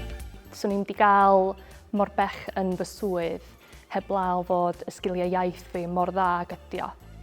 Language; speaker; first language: Welsh; native; Welsh